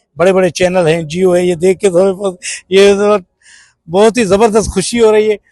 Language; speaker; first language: Urdu; non-native, local second language; Sindhi